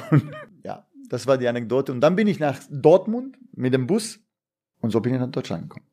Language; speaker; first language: German; non-native, fluent; Bosnian